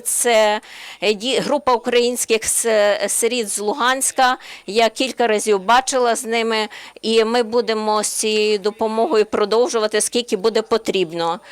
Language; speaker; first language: Ukrainian; non-native, learner; Slovenian